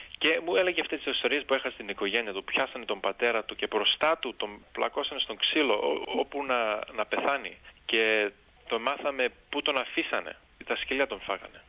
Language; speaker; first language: Greek; early bilingual, heritage; Greek